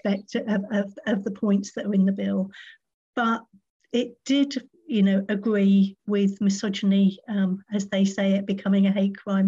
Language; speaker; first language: English; native; English